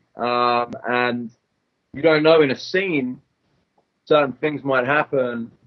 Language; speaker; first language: English; native; English